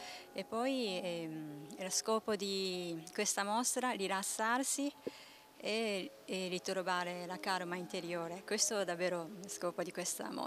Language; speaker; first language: Italian; non-native, learner; Japanese